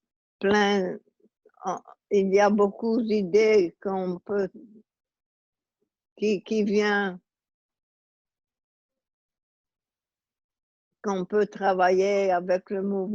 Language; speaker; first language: French; non-native, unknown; Italian